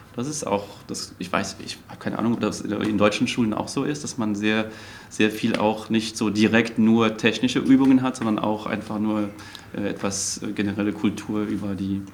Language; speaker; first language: German; non-native, local second language; Luxembourgish